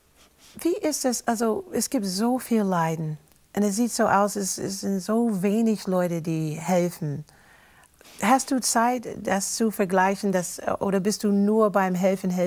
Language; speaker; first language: German; non-native, fluent; English